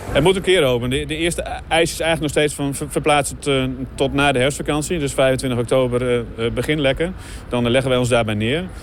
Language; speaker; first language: Dutch; native; Dutch